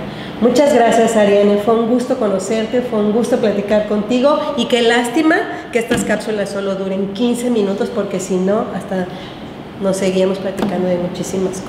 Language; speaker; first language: Spanish; native; Spanish